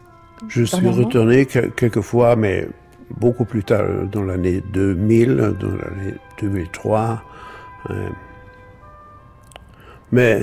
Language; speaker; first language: French; non-native, fluent; German